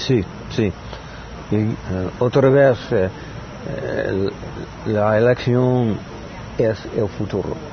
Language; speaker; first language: Spanish; non-native, learner; English